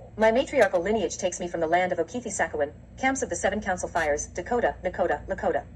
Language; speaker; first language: English; native; English